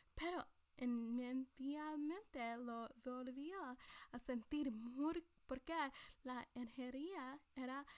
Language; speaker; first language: Spanish; non-native, learner; English